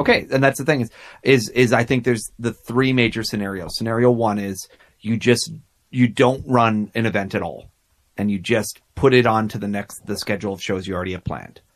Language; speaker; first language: English; native; English